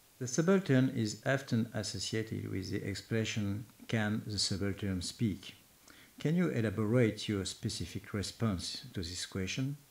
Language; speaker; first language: English; non-native, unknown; French